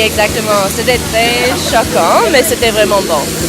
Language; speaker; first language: French; non-native, learner; English